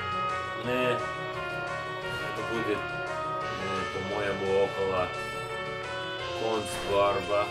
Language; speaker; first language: Russian; non-native, learner; English